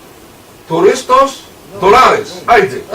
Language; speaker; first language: Spanish; early bilingual, heritage; Ladino